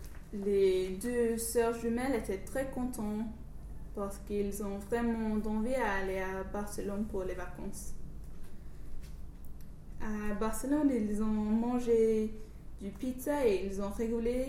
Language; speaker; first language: French; non-native, learner; English